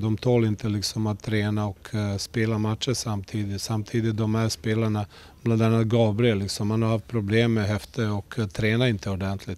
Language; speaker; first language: Swedish; non-native, fluent; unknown